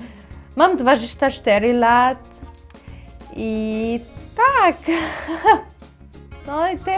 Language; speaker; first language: Polish; non-native, learner; Arabic